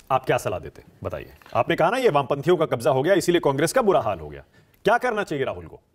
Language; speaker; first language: Hindi; native; Hindi